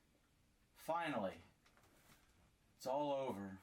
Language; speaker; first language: English; native; English